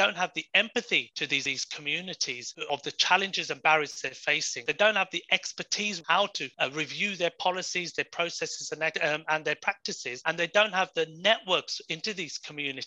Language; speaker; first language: English; native; English